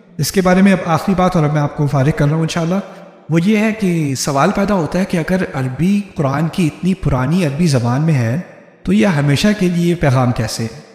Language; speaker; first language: Urdu; early bilingual, heritage; Urdu